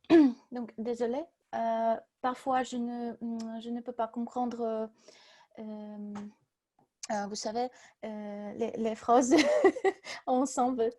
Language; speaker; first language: French; non-native, learner; Russian